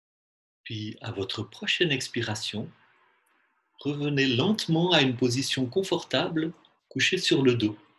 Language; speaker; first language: French; native; French